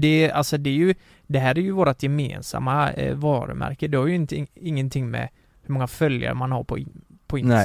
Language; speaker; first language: Swedish; native; Swedish